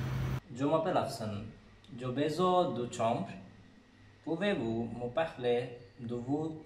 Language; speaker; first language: French; non-native, learner; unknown